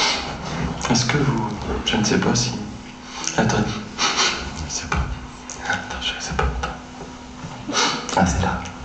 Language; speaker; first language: French; native; French